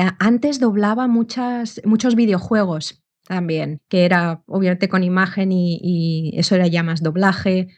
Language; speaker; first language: Spanish; native; Spanish